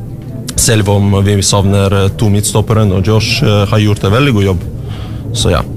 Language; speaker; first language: Norwegian; non-native, learner; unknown